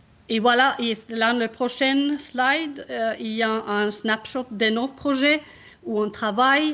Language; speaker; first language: French; non-native, fluent; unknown